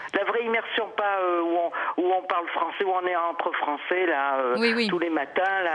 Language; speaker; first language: French; native; French